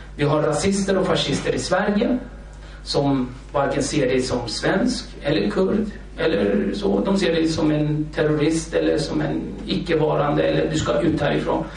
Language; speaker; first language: Swedish; early bilingual, other home language; Kurdish